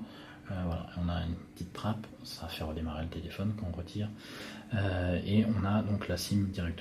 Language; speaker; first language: French; native; French